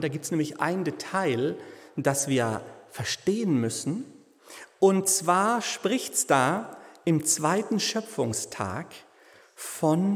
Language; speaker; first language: German; native; German